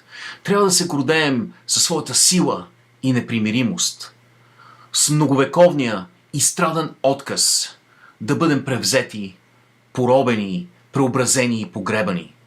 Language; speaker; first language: Bulgarian; native; Bulgarian